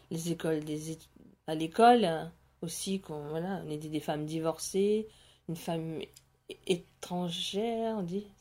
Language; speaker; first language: French; non-native, local second language; Morisyen